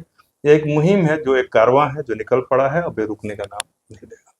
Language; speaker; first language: Hindi; native; Hindi